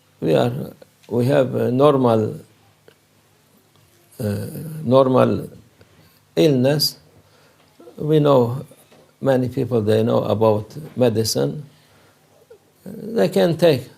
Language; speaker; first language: English; non-native, learner; Turkish